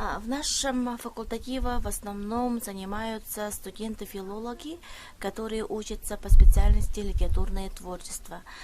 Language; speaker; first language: Russian; non-native, local second language; Yakut